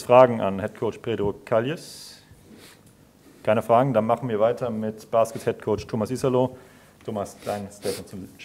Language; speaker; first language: German; native; German